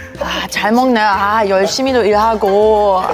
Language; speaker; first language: Korean; non-native, learner; German